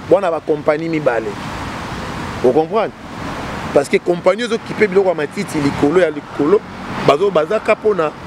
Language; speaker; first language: Lingala; native; Lingala